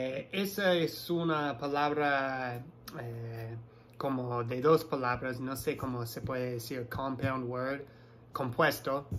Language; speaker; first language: Spanish; non-native, fluent; English